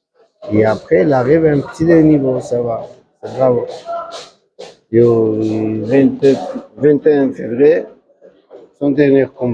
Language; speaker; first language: French; non-native, learner; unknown